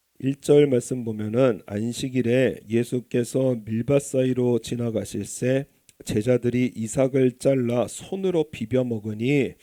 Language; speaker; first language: Korean; native; Korean